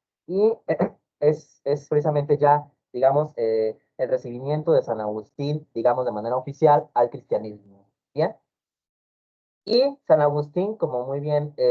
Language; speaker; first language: Spanish; native; Spanish